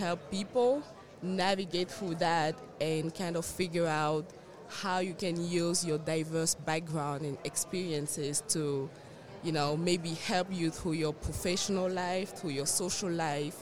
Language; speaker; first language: English; non-native, local second language; French